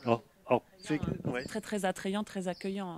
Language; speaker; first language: French; native; French